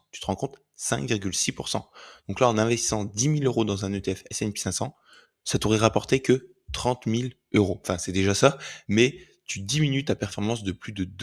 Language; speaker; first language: French; native; French